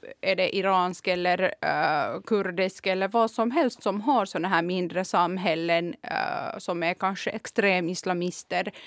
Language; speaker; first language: Swedish; non-native, fluent; Kurdish